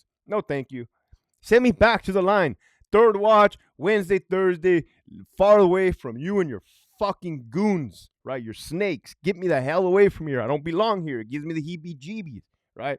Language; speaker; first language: English; native; English